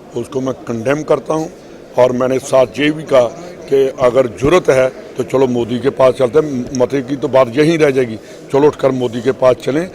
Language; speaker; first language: Urdu; non-native, local second language; Punjabi